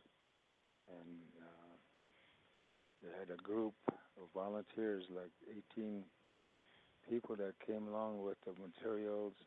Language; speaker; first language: English; early bilingual, other home language; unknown